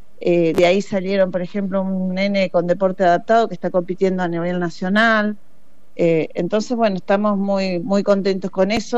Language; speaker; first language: Spanish; native; Spanish